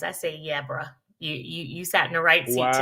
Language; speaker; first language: English; native; English